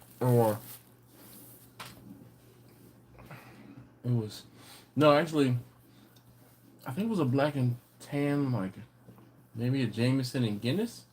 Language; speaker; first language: English; native; English